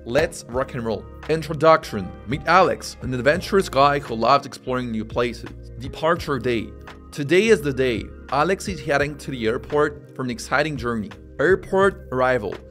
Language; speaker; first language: English; non-native, fluent; French